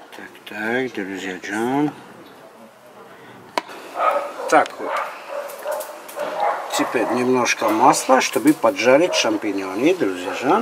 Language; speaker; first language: Russian; non-native, local second language; Armenian